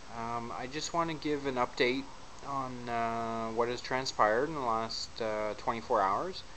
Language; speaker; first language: English; native; English